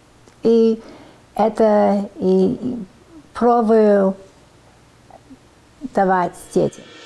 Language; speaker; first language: Russian; early bilingual, heritage; Russian